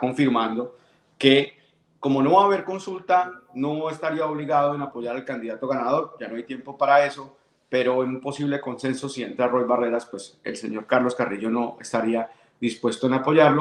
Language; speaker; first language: Spanish; native; Spanish